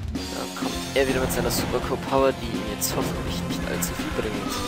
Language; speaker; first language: German; native; German